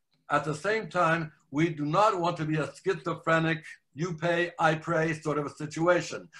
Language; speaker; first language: English; native; English